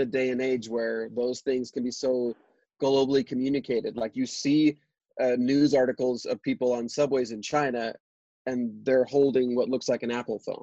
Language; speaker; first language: English; native; English